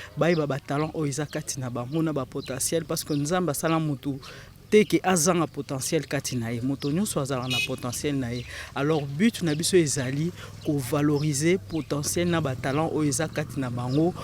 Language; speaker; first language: Lingala; native; Lingala